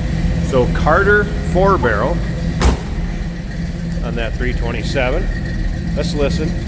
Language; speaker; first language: English; native; English